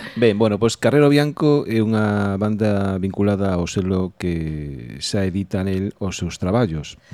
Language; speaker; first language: Galician; non-native, local second language; Spanish